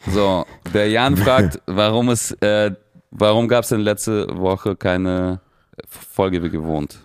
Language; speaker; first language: German; early bilingual, other home language; Russian